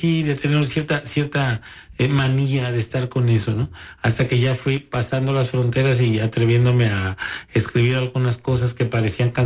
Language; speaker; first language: Spanish; native; Spanish